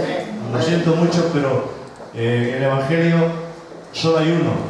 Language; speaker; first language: Spanish; native; Spanish